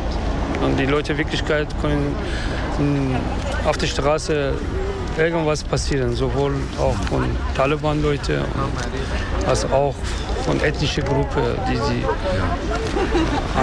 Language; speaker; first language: German; non-native, learner; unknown